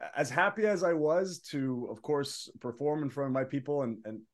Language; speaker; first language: English; early bilingual, other home language; Arabic